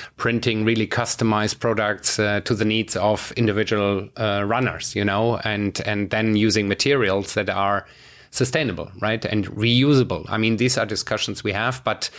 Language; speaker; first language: English; non-native, fluent; German